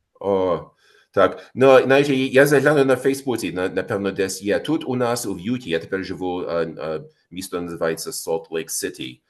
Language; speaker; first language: Ukrainian; early bilingual, heritage; Ukrainian